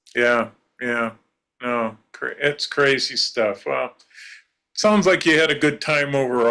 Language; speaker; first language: English; native; English